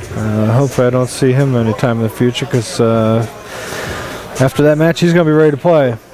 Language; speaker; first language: English; native; English